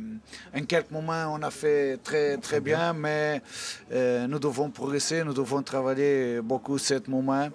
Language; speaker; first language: French; non-native, learner; Portuguese